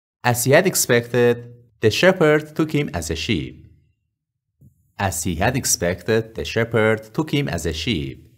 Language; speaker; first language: English; non-native, fluent; Persian